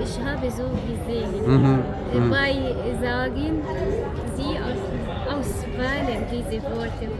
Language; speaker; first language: German; non-native, learner; Arabic